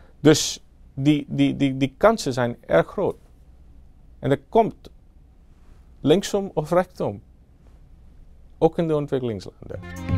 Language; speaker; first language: Dutch; non-native, fluent; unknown